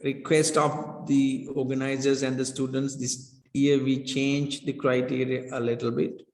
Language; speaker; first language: English; non-native, local second language; Sinhala